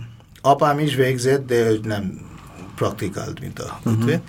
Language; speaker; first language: Hungarian; non-native, fluent; Bangla